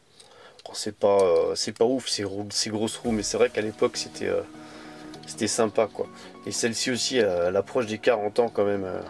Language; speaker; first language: French; native; French